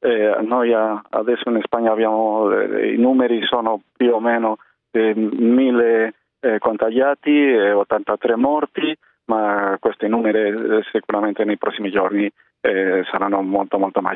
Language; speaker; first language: Italian; non-native, fluent; Spanish